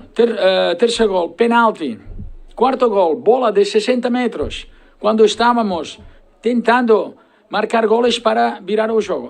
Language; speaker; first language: Portuguese; non-native, learner; Spanish